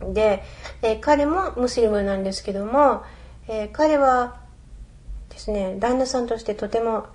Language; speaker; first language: Japanese; early bilingual, other home language; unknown